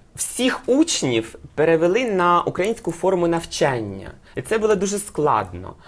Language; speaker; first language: Ukrainian; non-native, local second language; Russian